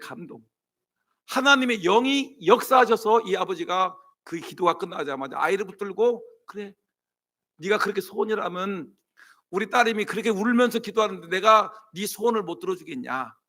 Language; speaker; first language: Korean; native; Korean